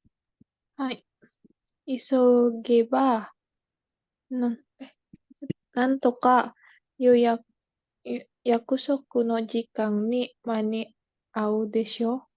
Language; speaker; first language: Japanese; non-native, learner; Indonesian